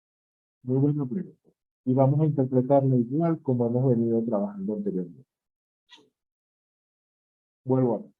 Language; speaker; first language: Spanish; native; Spanish